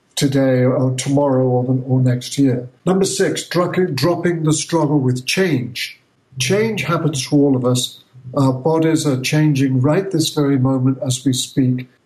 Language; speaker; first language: English; native; English